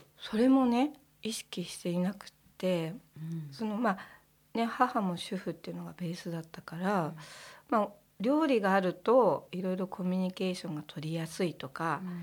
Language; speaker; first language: Japanese; native; Japanese